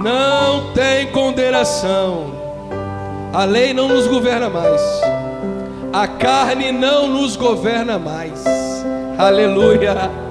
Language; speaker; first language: Portuguese; native; Portuguese